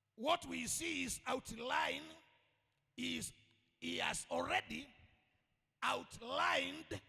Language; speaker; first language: English; non-native, local second language; Swahili